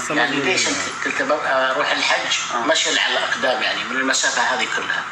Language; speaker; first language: Arabic; native; Arabic